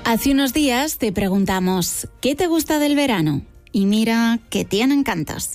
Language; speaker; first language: Spanish; native; Spanish